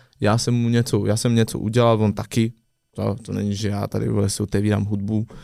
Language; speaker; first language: Czech; non-native, fluent; French